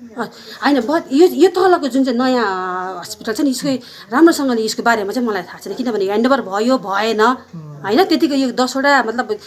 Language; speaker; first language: Nepali; native; Nepali